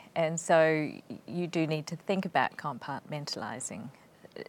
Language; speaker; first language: English; native; English